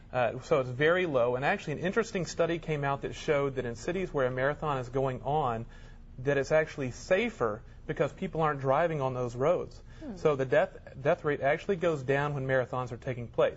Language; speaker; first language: English; native; English